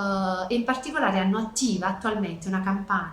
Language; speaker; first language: Italian; native; Italian